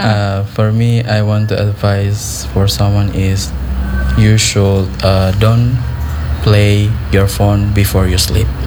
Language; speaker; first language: English; non-native, learner; Indonesian